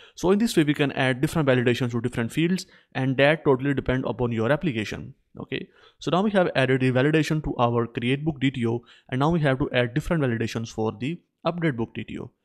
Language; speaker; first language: English; non-native, local second language; Urdu